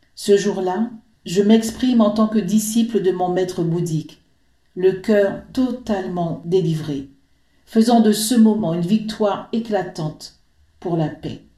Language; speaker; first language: French; native; French